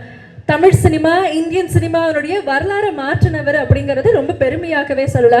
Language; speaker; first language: Tamil; native; Tamil